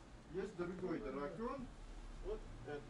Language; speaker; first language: Russian; non-native, learner; Armenian